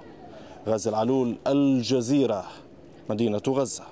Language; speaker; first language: Arabic; native; Arabic